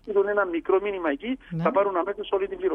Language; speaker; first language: Greek; native; Greek